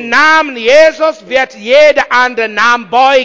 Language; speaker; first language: German; non-native, learner; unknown